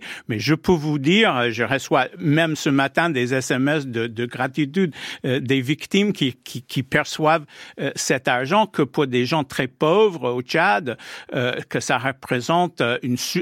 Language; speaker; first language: French; non-native, fluent; English